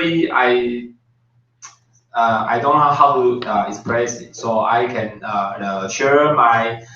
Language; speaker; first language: English; non-native, learner; Chinese